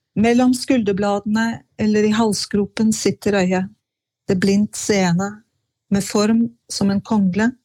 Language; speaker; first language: Norwegian; native; Norwegian